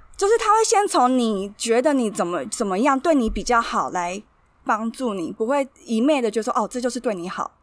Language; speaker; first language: Chinese; native; Chinese